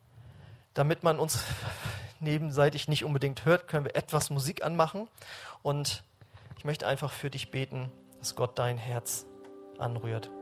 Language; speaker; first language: German; native; German